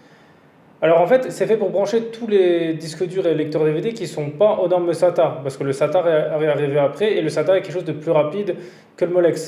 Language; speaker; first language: French; native; French